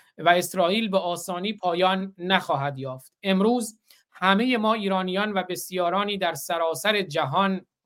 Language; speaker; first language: Persian; non-native, local second language; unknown